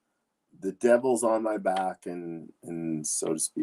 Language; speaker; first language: English; native; English